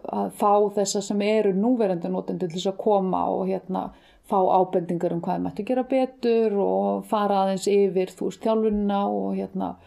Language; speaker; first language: Icelandic; native; Icelandic